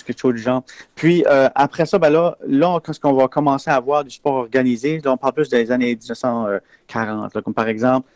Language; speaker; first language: French; native; French